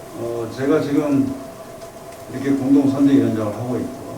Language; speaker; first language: Korean; native; Korean